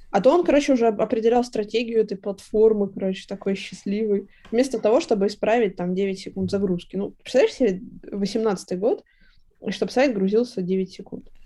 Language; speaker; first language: Russian; native; Russian